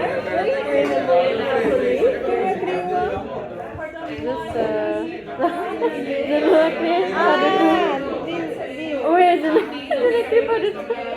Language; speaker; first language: French; non-native, learner; Spanish